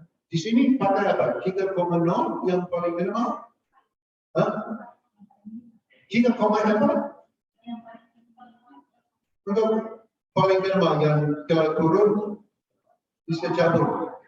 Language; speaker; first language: Indonesian; non-native, fluent; English